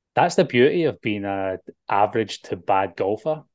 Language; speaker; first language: English; native; English